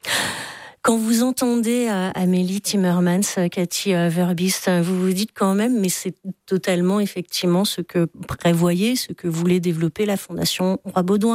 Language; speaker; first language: French; native; French